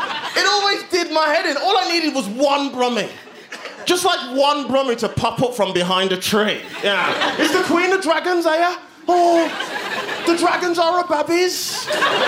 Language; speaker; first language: English; native; English